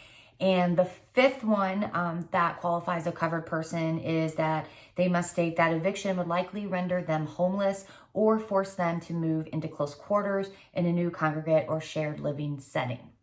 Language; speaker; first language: English; native; English